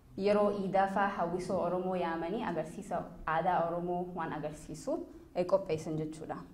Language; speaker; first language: Oromo; early bilingual, heritage; Oromo